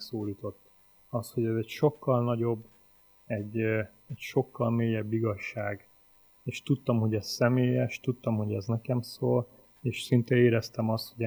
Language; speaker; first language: Hungarian; native; Hungarian